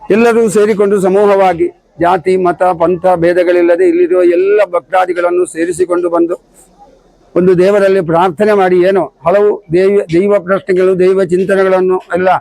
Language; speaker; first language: Kannada; native; Kannada